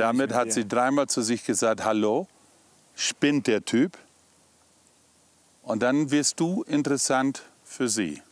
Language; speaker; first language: German; native; German